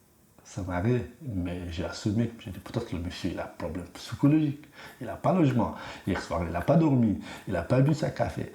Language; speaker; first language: French; non-native, learner; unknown